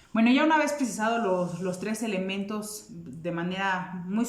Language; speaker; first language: Spanish; native; Spanish